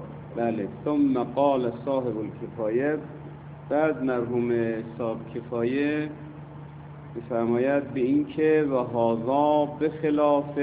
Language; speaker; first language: Persian; native; Persian